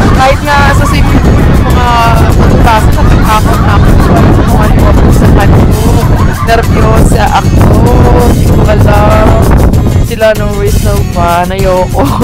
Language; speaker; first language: Filipino; native; Filipino